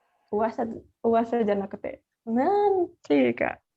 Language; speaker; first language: Japanese; non-native, fluent; Indonesian